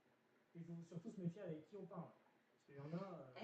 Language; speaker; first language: French; native; French